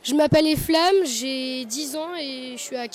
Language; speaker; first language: French; native; French